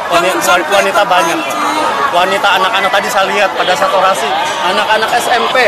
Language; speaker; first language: Indonesian; native; Indonesian